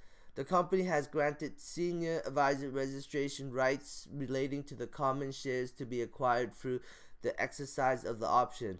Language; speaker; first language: English; native; English